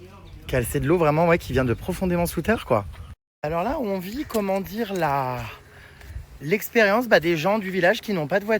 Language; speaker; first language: French; native; French